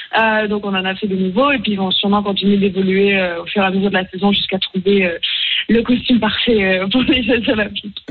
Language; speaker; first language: French; native; French